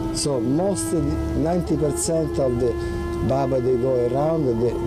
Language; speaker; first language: English; non-native, learner; Italian